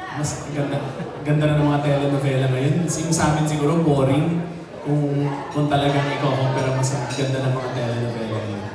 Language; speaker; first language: Filipino; native; Filipino